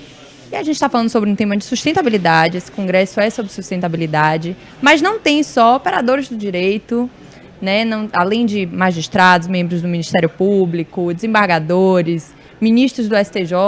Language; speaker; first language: Portuguese; native; Portuguese